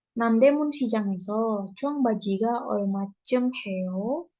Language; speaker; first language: Korean; non-native, fluent; Indonesian